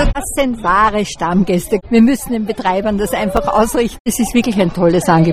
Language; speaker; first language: German; native; German